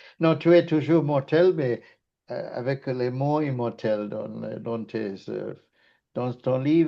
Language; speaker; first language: French; non-native, fluent; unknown